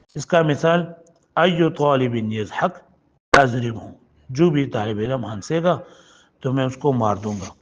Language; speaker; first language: Urdu; non-native, local second language; Pashto